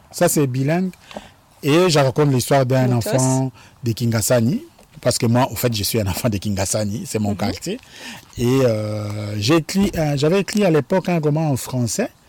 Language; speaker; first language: French; non-native, local second language; Lingala